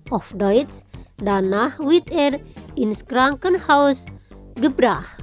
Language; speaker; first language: German; non-native, fluent; Indonesian